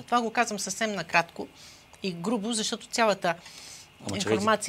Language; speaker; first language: Bulgarian; native; Bulgarian